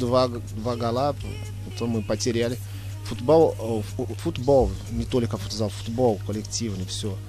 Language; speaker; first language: Russian; non-native, fluent; Portuguese